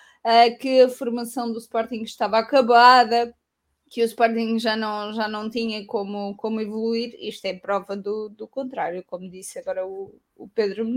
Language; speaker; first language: Portuguese; native; Portuguese